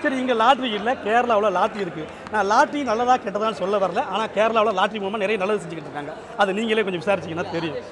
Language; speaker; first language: Tamil; native; Tamil